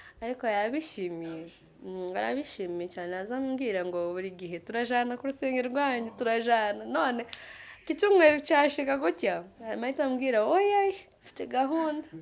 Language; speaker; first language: Kinyarwanda; non-native, fluent; Kikuyu